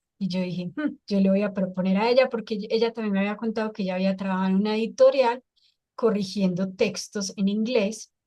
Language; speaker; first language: Spanish; native; Spanish